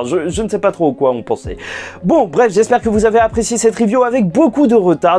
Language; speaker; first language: French; native; French